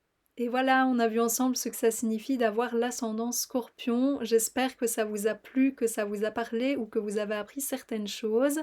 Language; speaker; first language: French; native; French